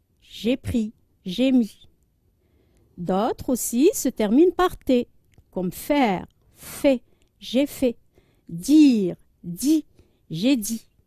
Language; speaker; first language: French; non-native, local second language; Arabic